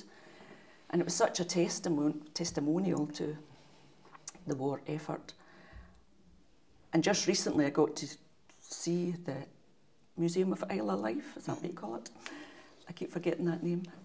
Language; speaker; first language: English; native; English